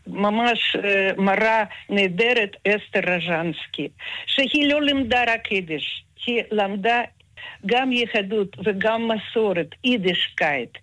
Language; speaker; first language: Hebrew; non-native, fluent; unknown